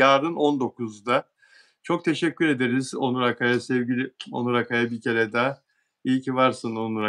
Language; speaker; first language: Turkish; native; Turkish